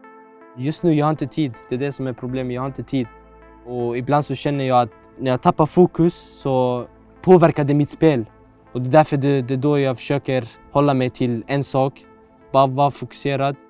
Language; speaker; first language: Swedish; early bilingual, other home language; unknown